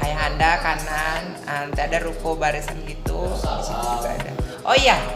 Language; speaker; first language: Indonesian; native; Indonesian